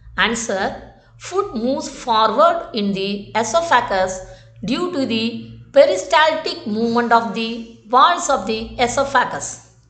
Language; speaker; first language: English; non-native, local second language; Tamil